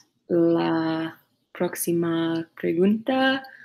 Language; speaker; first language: Spanish; non-native, learner; English